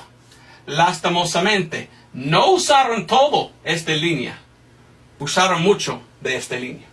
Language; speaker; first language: Spanish; non-native, fluent; English